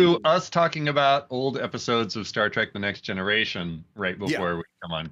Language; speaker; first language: English; native; English